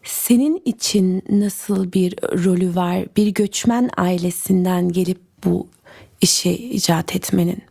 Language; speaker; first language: Turkish; early bilingual, heritage; Turkish